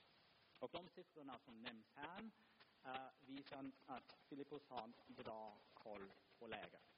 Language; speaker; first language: Swedish; non-native, fluent; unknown